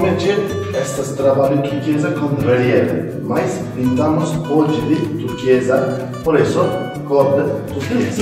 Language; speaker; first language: Portuguese; non-native, learner; Turkish